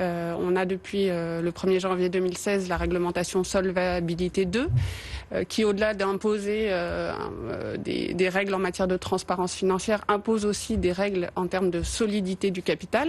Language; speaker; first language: French; native; French